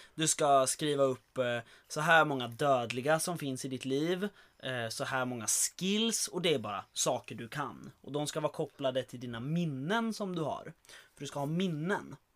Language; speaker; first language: Swedish; native; Swedish